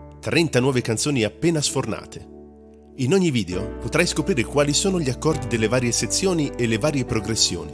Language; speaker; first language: Italian; native; Italian